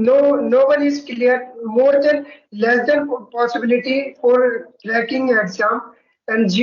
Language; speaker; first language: English; non-native, learner; Hindi